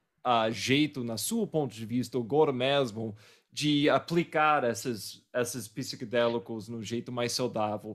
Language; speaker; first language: Portuguese; non-native, fluent; English